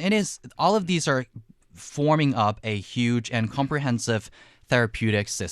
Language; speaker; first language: English; non-native, fluent; Chinese